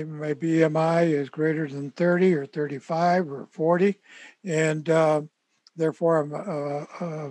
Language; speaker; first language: English; native; English